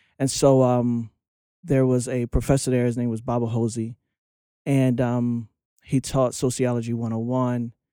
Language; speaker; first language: English; native; English